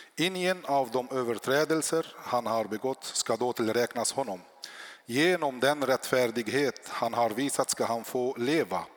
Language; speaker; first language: Swedish; non-native, fluent; Arabic